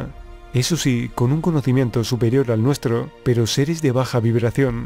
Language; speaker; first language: Spanish; native; Spanish